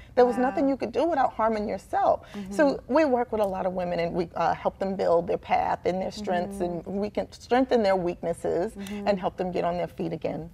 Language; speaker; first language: English; native; English